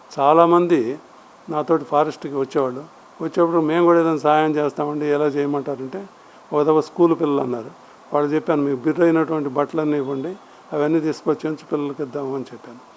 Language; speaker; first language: Telugu; native; Telugu